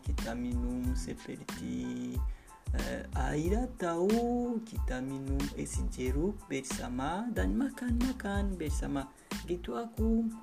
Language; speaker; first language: Indonesian; non-native, learner; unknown